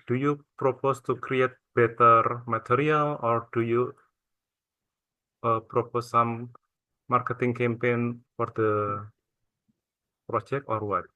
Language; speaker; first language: English; non-native, fluent; Indonesian